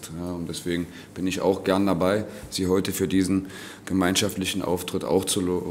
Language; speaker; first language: German; native; German